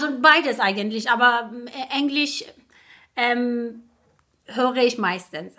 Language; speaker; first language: German; non-native, fluent; Persian